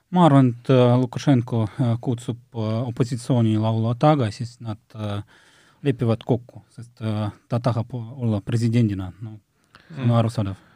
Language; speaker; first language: Estonian; non-native, local second language; Russian